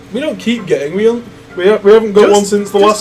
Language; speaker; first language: English; native; English